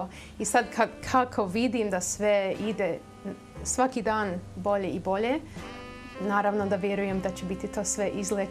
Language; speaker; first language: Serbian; early bilingual, heritage; Serbian